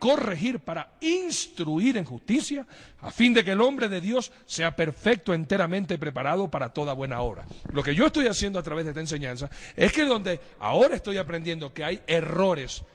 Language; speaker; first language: Spanish; native; Spanish